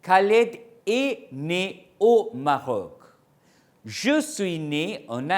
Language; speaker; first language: French; non-native, fluent; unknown